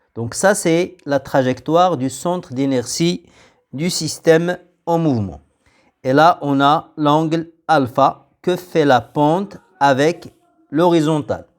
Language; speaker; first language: French; non-native, local second language; Arabic